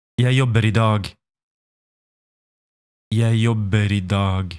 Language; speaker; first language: Norwegian; non-native, fluent; Polish